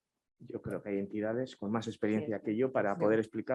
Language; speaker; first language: Spanish; native; Spanish